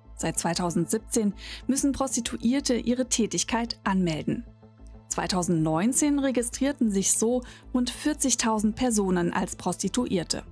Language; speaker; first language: German; native; German